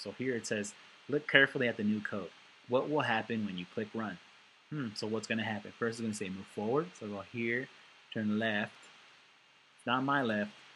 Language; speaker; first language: English; early bilingual, other home language; Spanish